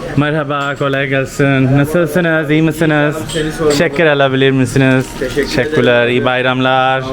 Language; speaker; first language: Turkish; non-native, learner; Urdu